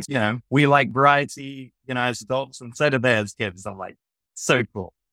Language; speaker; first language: English; native; English